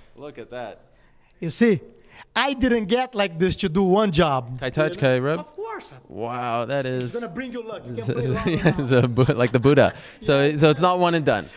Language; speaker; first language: English; non-native, fluent; Portuguese